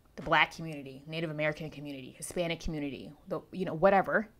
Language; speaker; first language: English; native; English